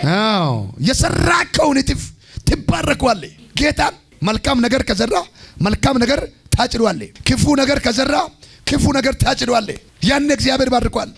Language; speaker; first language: Amharic; non-native, local second language; Oromo